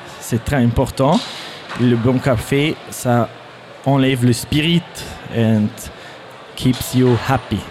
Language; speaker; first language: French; non-native, fluent; German